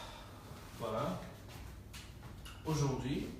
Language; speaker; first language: French; non-native, fluent; Bangla